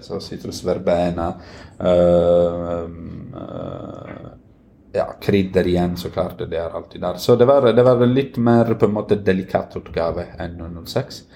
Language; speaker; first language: Norwegian; non-native, fluent; Italian